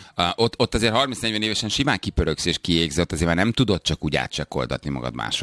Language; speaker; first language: Hungarian; native; Hungarian